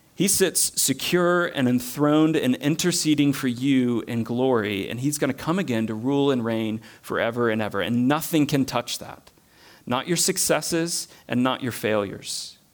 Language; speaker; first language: English; native; English